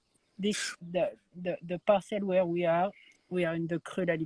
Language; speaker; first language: English; non-native, learner; French